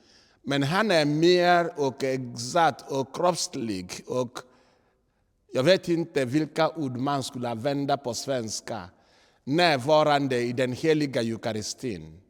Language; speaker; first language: Swedish; non-native, fluent; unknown